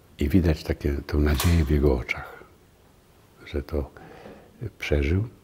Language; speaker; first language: Polish; native; Polish